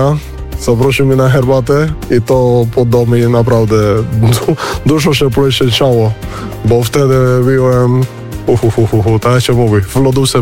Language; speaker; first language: Polish; non-native, learner; Spanish